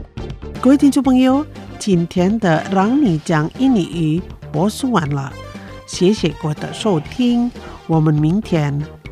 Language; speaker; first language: Chinese; non-native, fluent; Indonesian